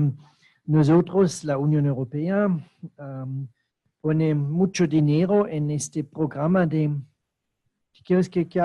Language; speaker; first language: Spanish; non-native, fluent; German